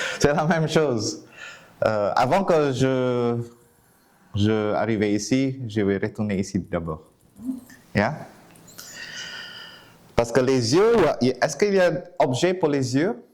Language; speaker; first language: French; non-native, fluent; Vietnamese